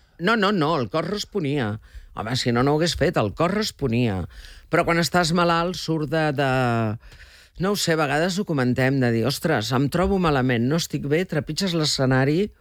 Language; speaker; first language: Catalan; native; Catalan